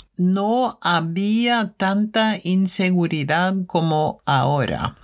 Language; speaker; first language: Spanish; non-native, fluent; Norwegian